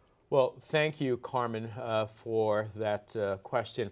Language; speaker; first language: English; early bilingual, other home language; Spanish